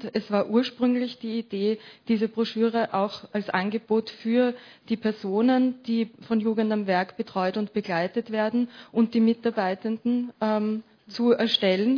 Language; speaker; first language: German; native; German